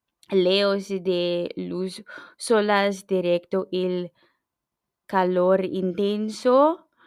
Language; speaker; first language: Spanish; non-native, learner; English